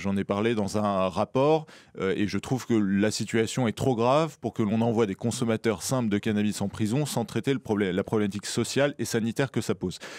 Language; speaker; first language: French; native; French